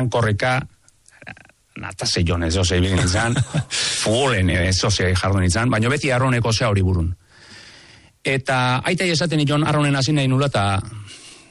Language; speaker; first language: Basque; native; Basque